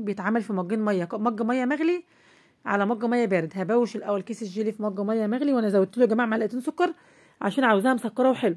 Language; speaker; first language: Arabic; native; Arabic